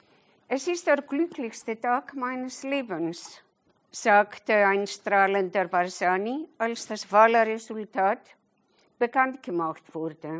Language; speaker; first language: German; non-native, fluent; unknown